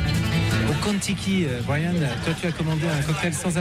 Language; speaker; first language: French; native; French